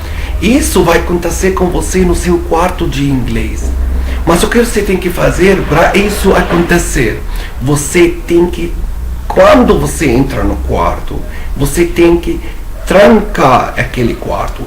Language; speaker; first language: Portuguese; non-native, fluent; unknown